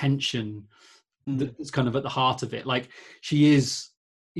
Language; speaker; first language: English; native; English